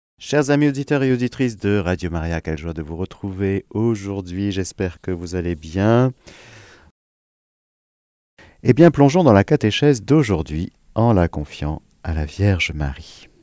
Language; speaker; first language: French; native; French